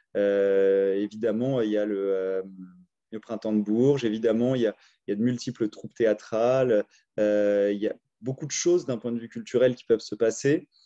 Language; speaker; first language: French; native; French